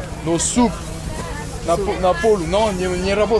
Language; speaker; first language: Russian; non-native, learner; French